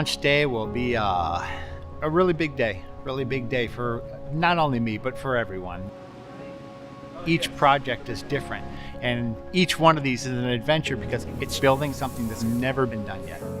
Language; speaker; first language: English; native; English